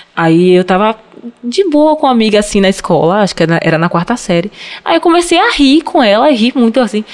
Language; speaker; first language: Portuguese; native; Portuguese